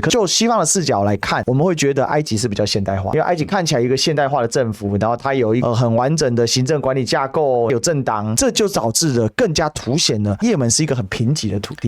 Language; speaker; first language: Chinese; native; Chinese